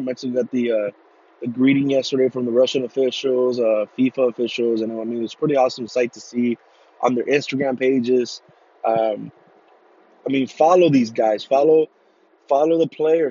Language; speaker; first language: English; early bilingual, other home language; Spanish